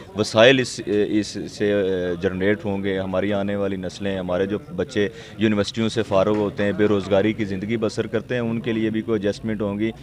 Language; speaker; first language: Urdu; non-native, local second language; Pahari-Potwari